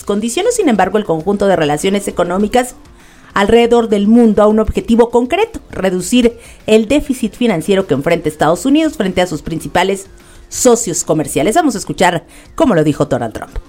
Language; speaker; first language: Spanish; native; Spanish